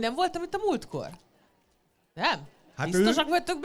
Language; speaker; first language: Hungarian; native; Hungarian